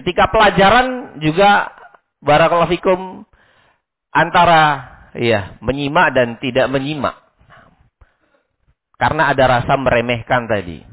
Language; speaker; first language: Indonesian; native; Indonesian